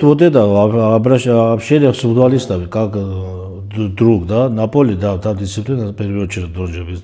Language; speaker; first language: Russian; non-native, fluent; Georgian